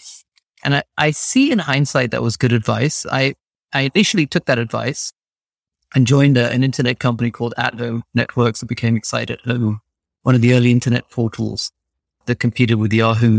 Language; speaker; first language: English; native; English